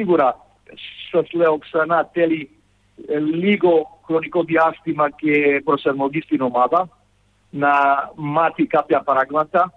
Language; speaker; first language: Greek; non-native, fluent; Serbian